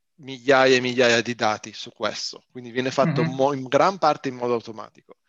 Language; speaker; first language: Italian; native; Italian